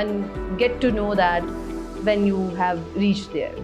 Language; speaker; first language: English; non-native, fluent; Urdu